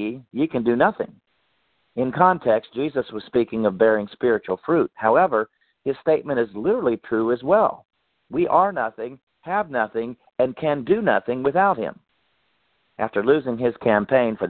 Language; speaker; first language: English; native; English